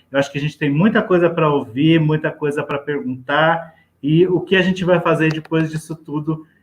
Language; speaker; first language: Portuguese; native; Portuguese